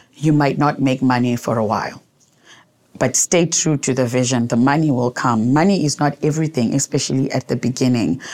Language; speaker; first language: English; non-native, local second language; Shona